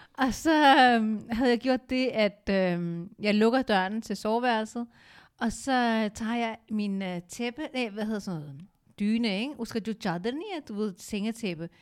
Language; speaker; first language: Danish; native; Danish